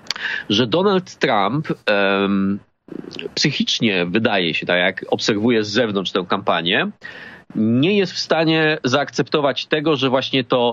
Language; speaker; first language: Polish; native; Polish